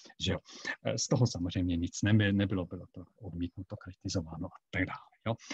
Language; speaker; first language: Czech; non-native, fluent; German